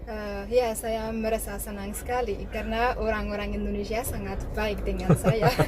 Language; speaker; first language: Indonesian; non-native, learner; Malagasy